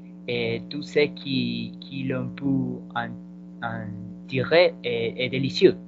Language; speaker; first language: French; non-native, learner; Spanish